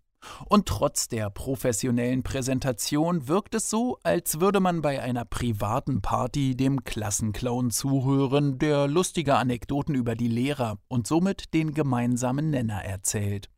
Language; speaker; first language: German; native; German